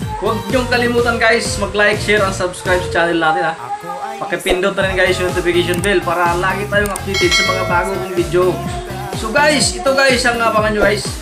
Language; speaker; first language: Filipino; non-native, local second language; Cebuano